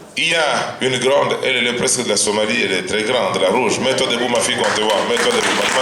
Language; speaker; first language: French; non-native, local second language; Luba-Lulua